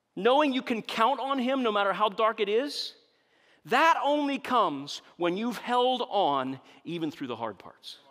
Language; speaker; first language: English; native; English